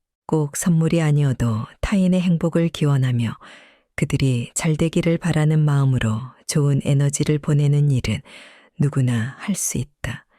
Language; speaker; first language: Korean; native; Korean